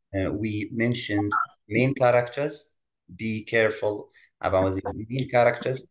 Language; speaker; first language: English; non-native, fluent; Arabic